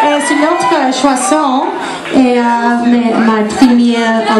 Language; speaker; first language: French; non-native, learner; English